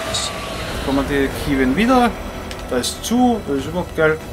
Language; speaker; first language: German; native; German